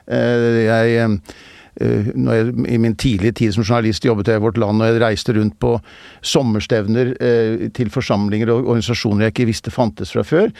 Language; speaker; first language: Norwegian; native; Norwegian